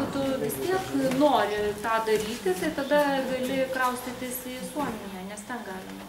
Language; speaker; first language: Swedish; non-native, learner; Lithuanian